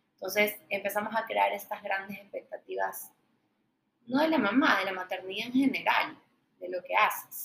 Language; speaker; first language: Spanish; native; Spanish